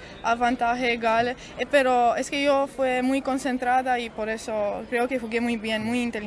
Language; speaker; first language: Spanish; non-native, learner; Romanian